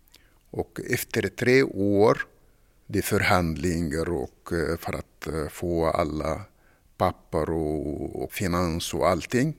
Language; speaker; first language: Swedish; non-native, fluent; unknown